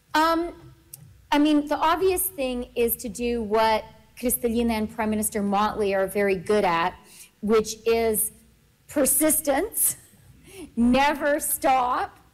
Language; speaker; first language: English; native; English